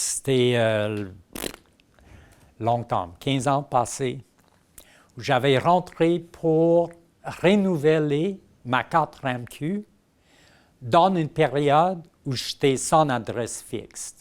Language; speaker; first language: French; non-native, local second language; English